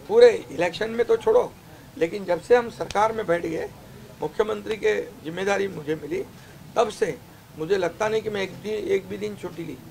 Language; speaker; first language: Hindi; non-native, local second language; Marathi